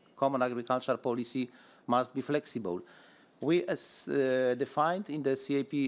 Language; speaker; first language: English; non-native, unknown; Polish